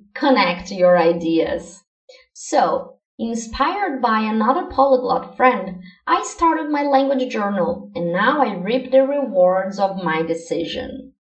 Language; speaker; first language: English; non-native, fluent; Portuguese